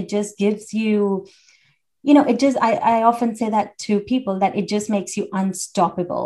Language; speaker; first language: English; non-native, local second language; Hindi